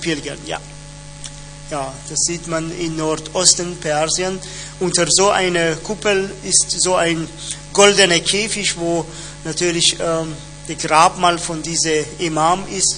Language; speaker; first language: German; non-native, fluent; Persian